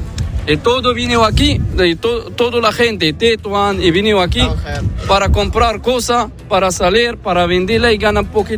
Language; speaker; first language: Spanish; non-native, learner; Arabic